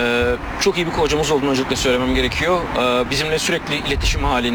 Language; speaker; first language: Turkish; native; Turkish